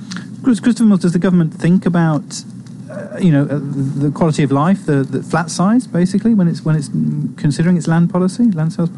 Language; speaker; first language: English; native; English